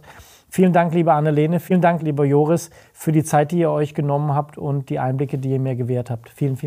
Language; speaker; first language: German; native; German